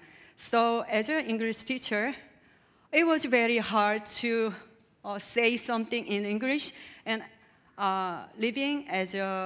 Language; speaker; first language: English; non-native, learner; Korean